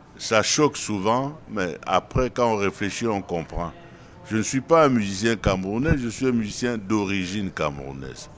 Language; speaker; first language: French; non-native, local second language; Duala